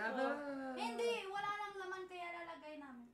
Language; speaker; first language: Filipino; early bilingual, heritage; French